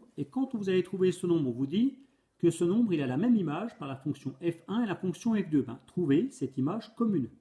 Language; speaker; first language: French; native; French